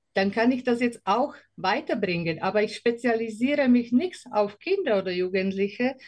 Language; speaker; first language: German; non-native, learner; Slovak